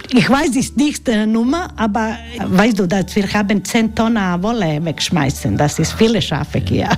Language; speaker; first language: German; non-native, learner; Croatian